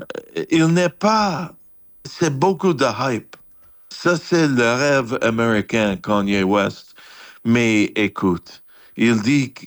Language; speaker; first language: French; non-native, fluent; English